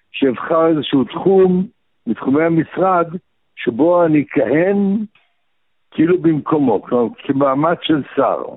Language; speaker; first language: Hebrew; early bilingual, other home language; Arabic